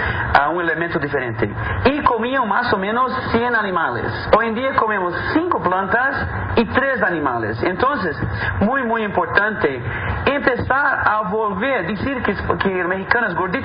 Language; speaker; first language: Spanish; non-native, fluent; Portuguese